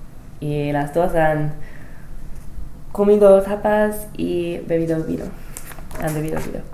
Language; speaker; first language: Spanish; non-native, learner; English